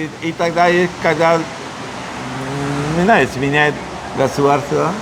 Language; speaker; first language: Russian; non-native, learner; Spanish